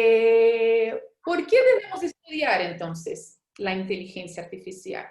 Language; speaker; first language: Spanish; non-native, fluent; Portuguese